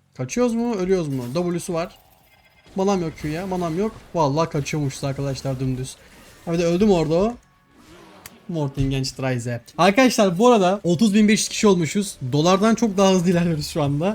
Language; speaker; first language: Turkish; native; Turkish